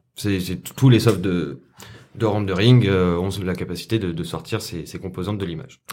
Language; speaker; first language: French; native; French